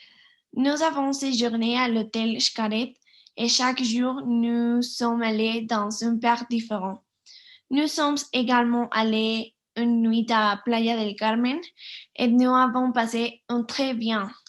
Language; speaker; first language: French; non-native, learner; Spanish